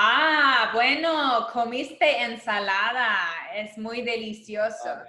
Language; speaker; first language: Spanish; non-native, fluent; English